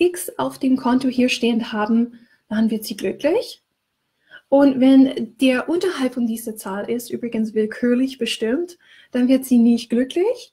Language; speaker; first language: German; non-native, fluent; English